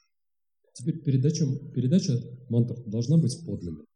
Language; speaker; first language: Russian; native; Russian